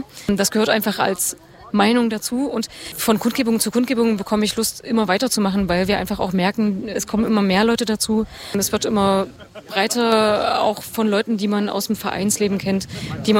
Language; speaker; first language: German; native; German